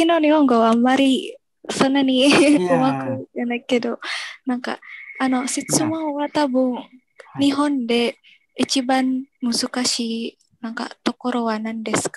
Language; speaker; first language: Japanese; non-native, learner; Indonesian